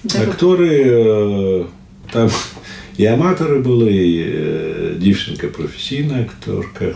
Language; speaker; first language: Ukrainian; non-native, local second language; Russian